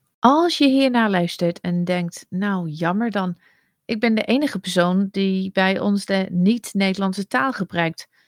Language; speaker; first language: Dutch; non-native, fluent; English